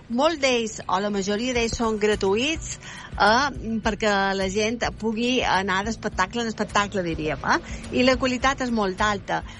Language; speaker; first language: Catalan; native; Catalan